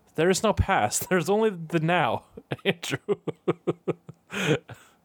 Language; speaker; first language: English; native; English